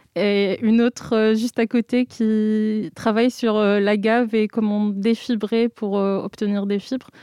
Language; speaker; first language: French; non-native, local second language; Arabic